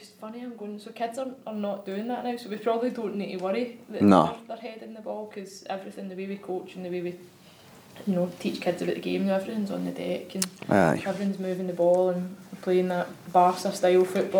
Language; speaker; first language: English; native; English